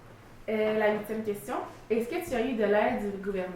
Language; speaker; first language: French; native; French